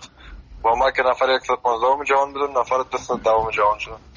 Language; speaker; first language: Persian; native; Persian